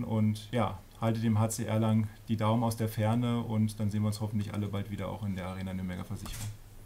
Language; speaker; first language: German; native; German